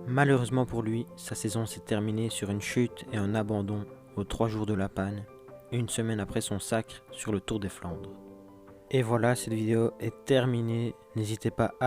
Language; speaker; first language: French; native; French